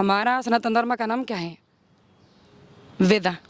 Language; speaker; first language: Hindi; non-native, learner; Spanish